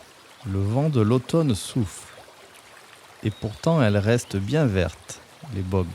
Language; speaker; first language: French; native; French